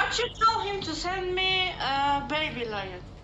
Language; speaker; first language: English; non-native, fluent; Persian